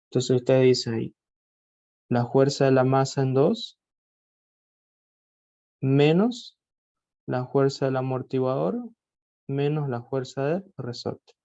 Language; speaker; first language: Spanish; native; Spanish